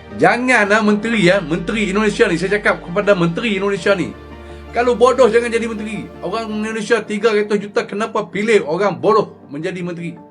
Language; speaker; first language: Malay; native; Malay